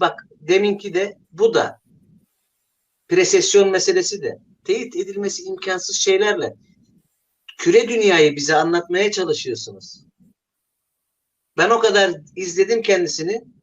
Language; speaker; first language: Turkish; native; Turkish